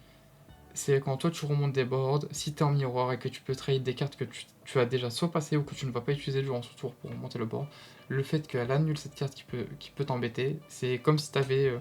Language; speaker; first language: French; native; French